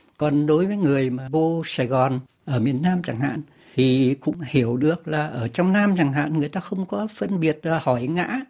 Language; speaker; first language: Vietnamese; native; Vietnamese